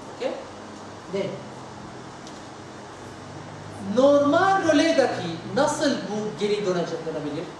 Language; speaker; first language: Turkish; non-native, learner; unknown